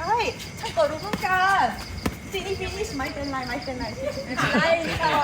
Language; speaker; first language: Thai; non-native, learner; Korean